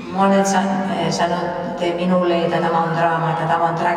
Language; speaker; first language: Finnish; non-native, fluent; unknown